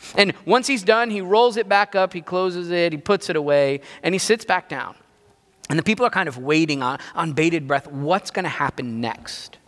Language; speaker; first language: English; native; English